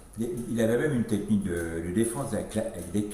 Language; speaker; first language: French; native; French